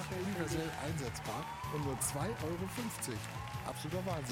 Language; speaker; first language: German; native; German